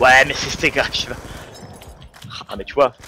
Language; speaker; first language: French; native; French